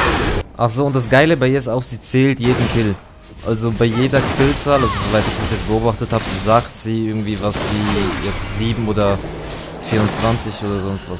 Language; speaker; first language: German; native; German